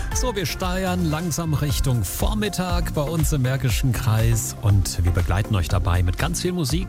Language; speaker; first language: German; native; German